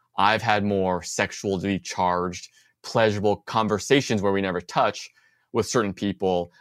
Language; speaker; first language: English; native; English